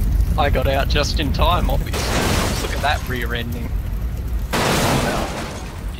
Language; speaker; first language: English; native; English